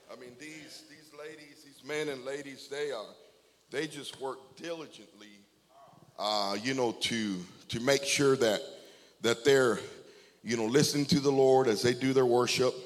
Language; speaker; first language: English; early bilingual, other home language; Spanish